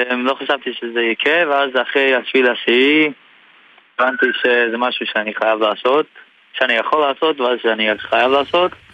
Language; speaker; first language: Hebrew; non-native, fluent; English